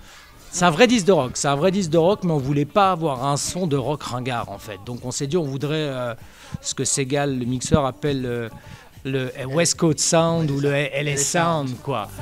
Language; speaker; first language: French; native; French